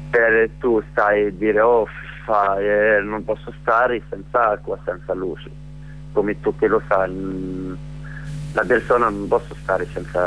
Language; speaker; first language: Italian; non-native, learner; Arabic